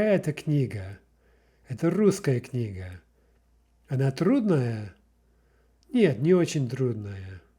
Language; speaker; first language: Russian; non-native, fluent; English